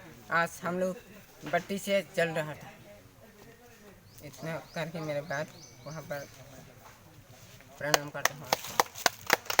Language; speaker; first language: Hindi; non-native, local second language; Kok Borok